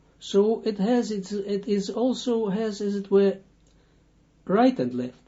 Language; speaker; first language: English; non-native, fluent; Dutch